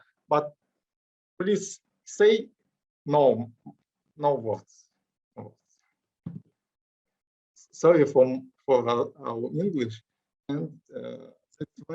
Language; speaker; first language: English; non-native, learner; Russian